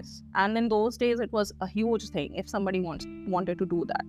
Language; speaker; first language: English; non-native, local second language; Hindi